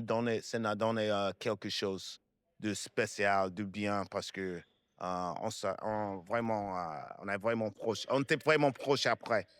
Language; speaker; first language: French; non-native, fluent; English